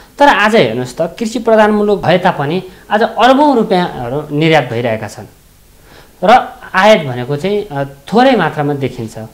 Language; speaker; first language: Nepali; native; Nepali